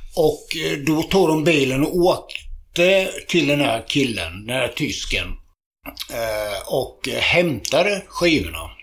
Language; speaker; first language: Swedish; native; Swedish